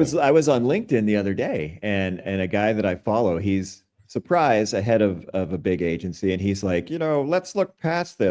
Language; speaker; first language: English; native; English